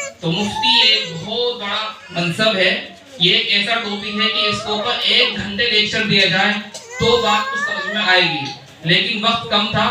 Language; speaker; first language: Urdu; native; Urdu